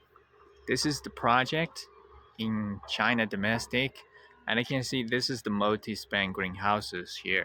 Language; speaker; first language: English; non-native, fluent; Chinese